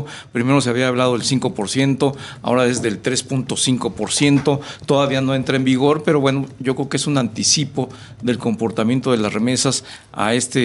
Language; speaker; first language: Spanish; native; Spanish